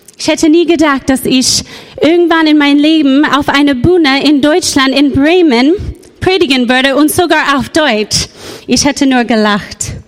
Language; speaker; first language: German; non-native, fluent; English